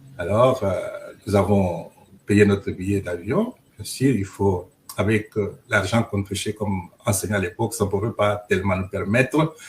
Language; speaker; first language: French; non-native, local second language; Luba-Lulua